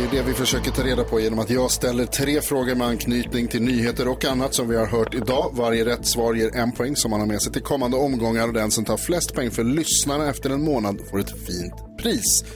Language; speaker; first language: Swedish; native; Swedish